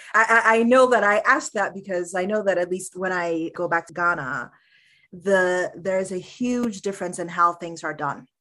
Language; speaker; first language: English; early bilingual, other home language; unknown